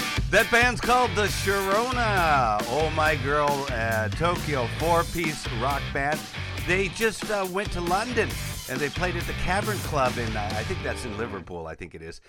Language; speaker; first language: English; native; English